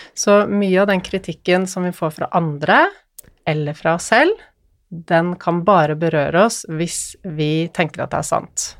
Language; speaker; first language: Norwegian; native; Norwegian